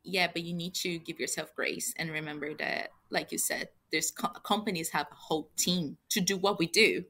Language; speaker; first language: English; non-native, fluent; Portuguese